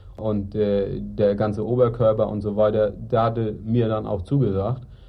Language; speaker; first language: German; native; German